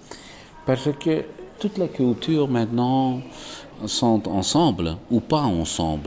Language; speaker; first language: French; non-native, local second language; Dutch